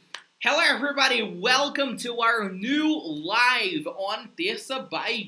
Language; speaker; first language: English; non-native, fluent; Portuguese